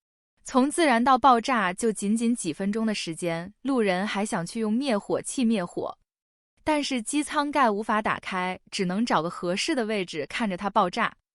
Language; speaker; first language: Chinese; native; Chinese